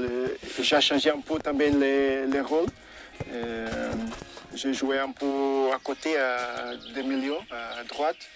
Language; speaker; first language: French; non-native, fluent; Portuguese